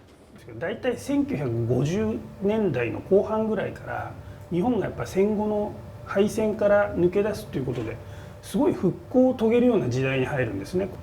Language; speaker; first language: Japanese; native; Japanese